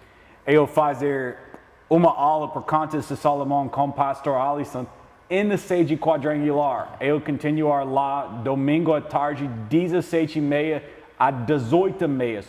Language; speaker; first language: Portuguese; non-native, learner; English